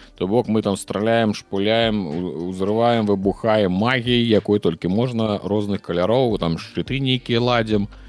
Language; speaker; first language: Belarusian; non-native, local second language; Russian